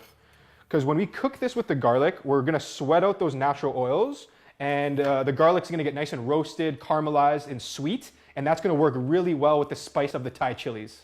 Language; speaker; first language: English; native; English